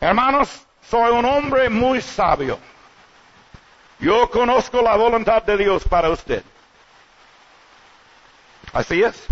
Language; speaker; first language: Spanish; non-native, learner; English